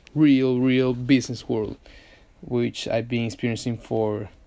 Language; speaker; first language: English; non-native, fluent; Spanish